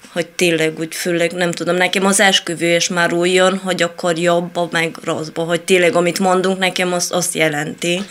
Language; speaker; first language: Hungarian; non-native, fluent; Italian